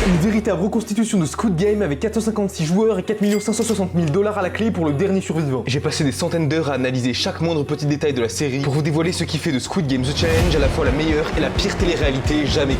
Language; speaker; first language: French; native; French